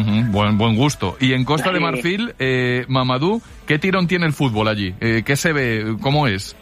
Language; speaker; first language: Spanish; native; Spanish